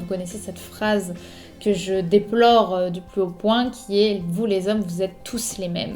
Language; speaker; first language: French; native; French